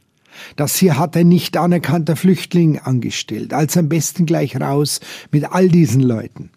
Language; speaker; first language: German; native; German